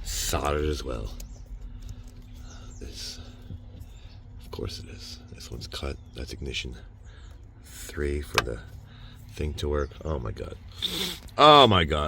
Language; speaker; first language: English; native; English